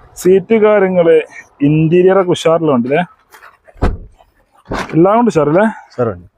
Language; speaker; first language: Malayalam; native; Malayalam